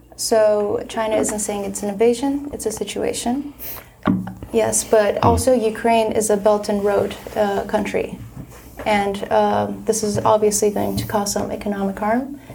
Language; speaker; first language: English; non-native, fluent; Turkish